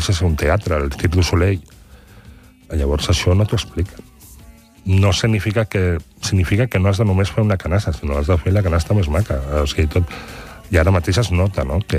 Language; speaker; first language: Catalan; non-native, local second language; Spanish